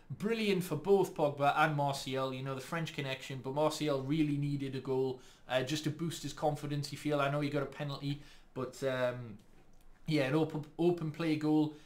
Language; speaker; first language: English; native; English